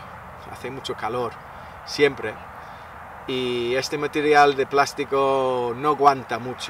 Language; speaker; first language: Spanish; non-native, fluent; English